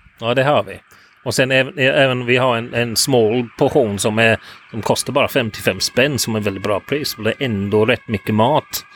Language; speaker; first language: Swedish; non-native, fluent; English